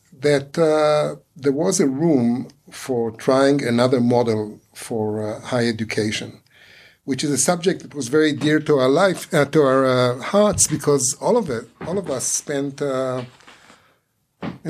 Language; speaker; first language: English; non-native, fluent; Hebrew